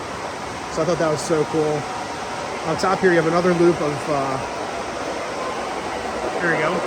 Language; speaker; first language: English; native; English